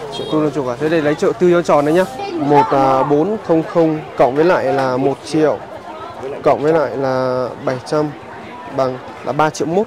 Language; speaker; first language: Vietnamese; native; Vietnamese